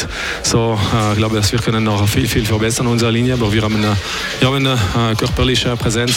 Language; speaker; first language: German; non-native, local second language; French